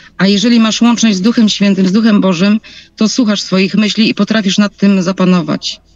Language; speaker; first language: Polish; native; Polish